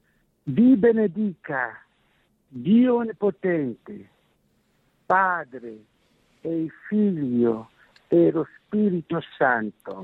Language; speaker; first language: Italian; non-native, fluent; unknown